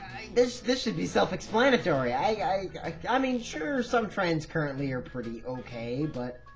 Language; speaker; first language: English; native; English